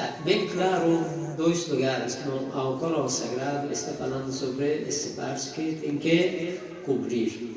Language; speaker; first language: Portuguese; non-native, fluent; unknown